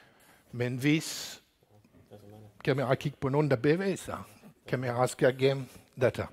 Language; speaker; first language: Danish; non-native, learner; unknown